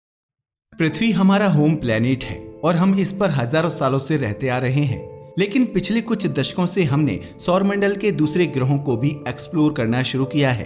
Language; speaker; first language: Hindi; native; Hindi